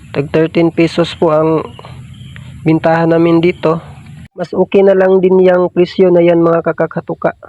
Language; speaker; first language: Filipino; non-native, local second language; Cebuano